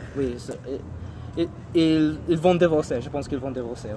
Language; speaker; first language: French; non-native, learner; English